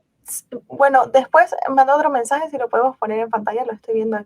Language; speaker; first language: Spanish; native; Spanish